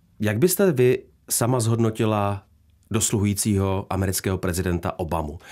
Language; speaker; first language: Czech; native; Czech